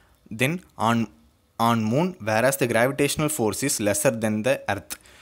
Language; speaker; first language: English; non-native, local second language; Tamil